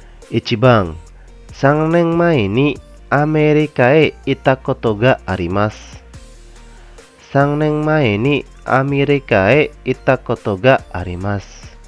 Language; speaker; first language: Japanese; non-native, fluent; Indonesian